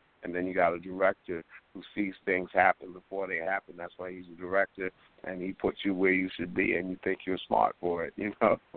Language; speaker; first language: English; native; English